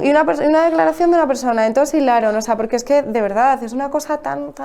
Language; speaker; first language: Spanish; native; Spanish